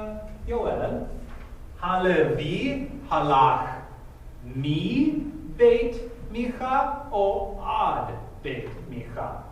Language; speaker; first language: Hebrew; non-native, fluent; English